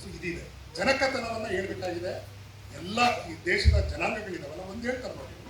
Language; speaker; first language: Kannada; native; Kannada